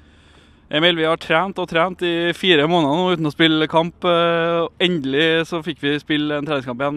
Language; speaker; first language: Norwegian; native; Norwegian